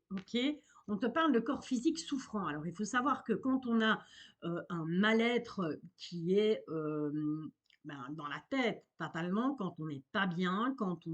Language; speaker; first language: French; native; French